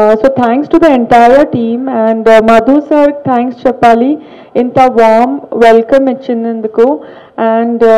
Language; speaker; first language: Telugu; non-native, learner; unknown